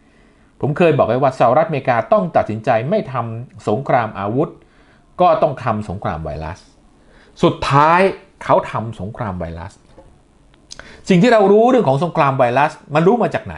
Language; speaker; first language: Thai; native; Thai